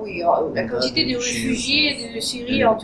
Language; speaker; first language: French; non-native, fluent; Russian